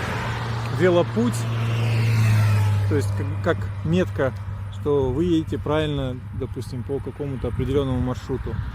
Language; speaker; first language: Russian; native; Russian